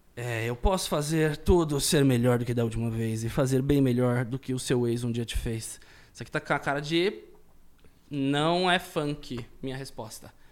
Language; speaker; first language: Portuguese; native; Portuguese